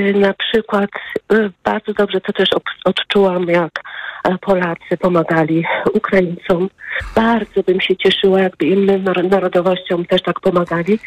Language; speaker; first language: Polish; native; Polish